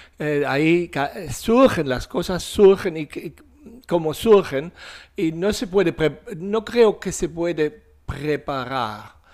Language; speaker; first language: Spanish; non-native, fluent; German